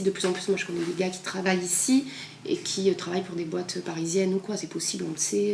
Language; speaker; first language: French; native; French